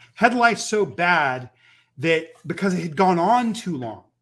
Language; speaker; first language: English; native; English